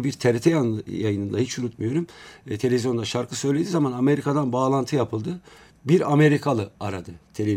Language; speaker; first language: Turkish; native; Turkish